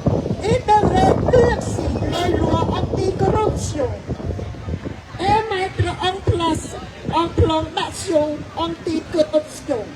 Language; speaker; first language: French; non-native, fluent; Khmer